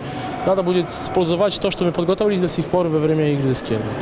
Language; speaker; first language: Russian; non-native, fluent; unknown